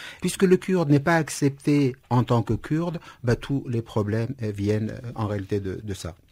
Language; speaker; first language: French; non-native, fluent; Kurdish